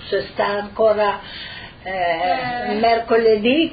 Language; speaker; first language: Italian; non-native, fluent; Slovenian